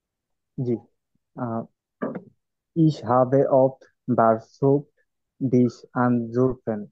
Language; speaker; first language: German; non-native, learner; Bangla